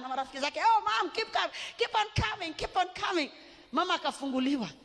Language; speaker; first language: English; non-native, local second language; Swahili